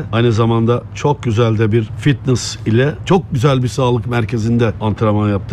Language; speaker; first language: Turkish; native; Turkish